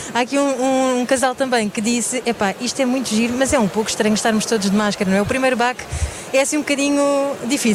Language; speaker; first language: Portuguese; native; Portuguese